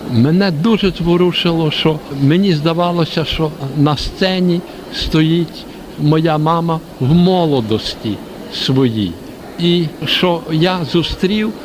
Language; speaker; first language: Ukrainian; native; Ukrainian